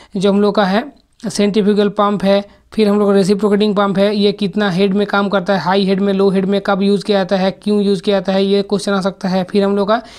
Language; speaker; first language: Hindi; non-native, local second language; Bangla